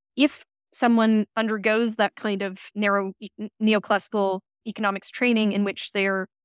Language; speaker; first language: English; native; English